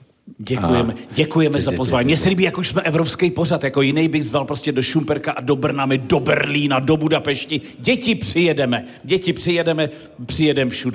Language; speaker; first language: Czech; native; Czech